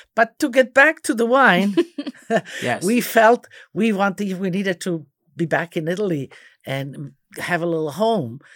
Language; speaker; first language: English; early bilingual, other home language; Croatian